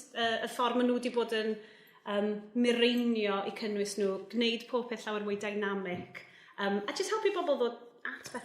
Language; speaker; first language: Welsh; native; Welsh